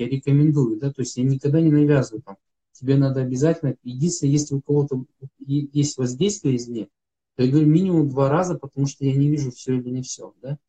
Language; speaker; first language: Russian; native; Russian